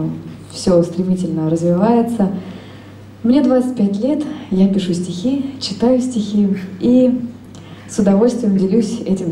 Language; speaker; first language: Russian; native; Russian